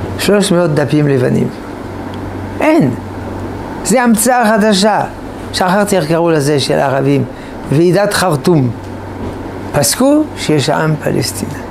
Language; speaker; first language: Hebrew; non-native, fluent; French